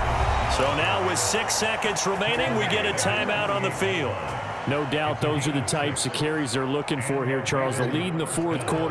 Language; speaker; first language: English; native; English